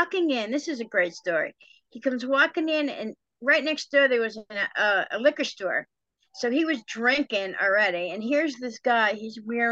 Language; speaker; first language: English; native; English